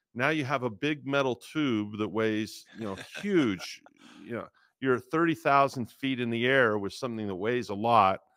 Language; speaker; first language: English; native; English